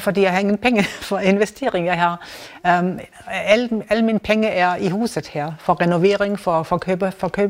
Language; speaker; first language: Danish; non-native, learner; German